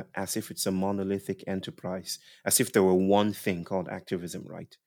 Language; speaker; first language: English; non-native, local second language; Yoruba